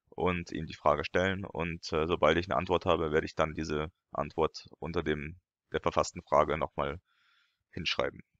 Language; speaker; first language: German; non-native, fluent; French